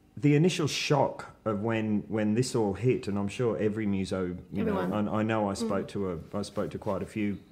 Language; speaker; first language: English; native; English